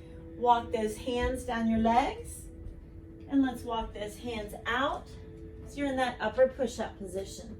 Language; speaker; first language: English; native; English